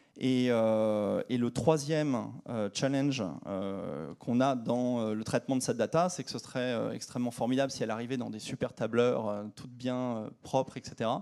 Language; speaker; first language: French; native; French